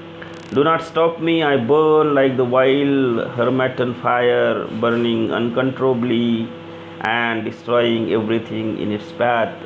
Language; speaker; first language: English; non-native, local second language; Marathi